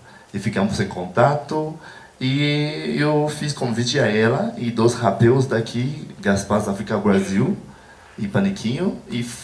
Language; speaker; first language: Portuguese; non-native, learner; Haitian Creole